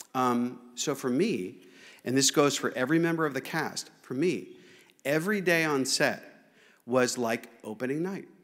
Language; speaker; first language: English; native; English